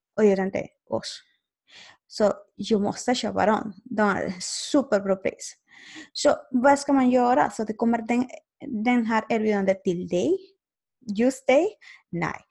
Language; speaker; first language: Swedish; non-native, fluent; Spanish